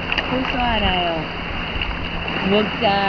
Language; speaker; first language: Korean; non-native, learner; English